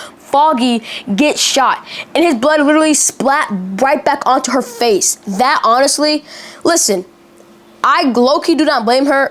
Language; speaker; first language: English; native; English